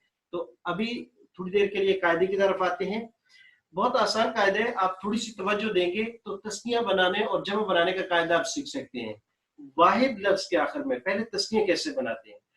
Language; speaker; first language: Urdu; native; Urdu